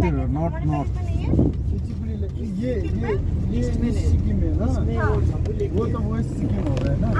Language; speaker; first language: Hindi; non-native, fluent; Bangla